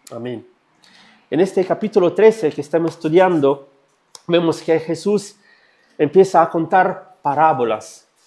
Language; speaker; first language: Spanish; non-native, fluent; Italian